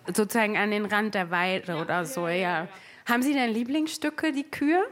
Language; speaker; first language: German; native; German